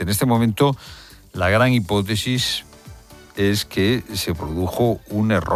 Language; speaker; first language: Spanish; native; Spanish